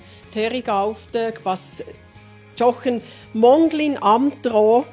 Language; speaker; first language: Mongolian; non-native, learner; German